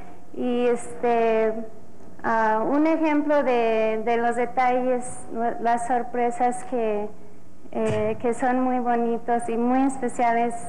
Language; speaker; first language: Spanish; non-native, fluent; English